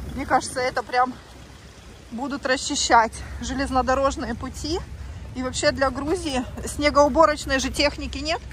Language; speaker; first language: Russian; native; Russian